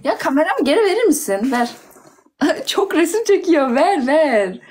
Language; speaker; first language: Turkish; early bilingual, heritage; Turkish